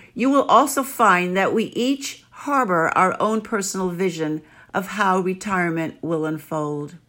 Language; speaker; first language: English; early bilingual, other home language; Greek